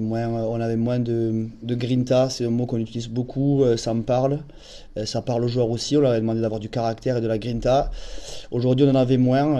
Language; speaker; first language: French; native; French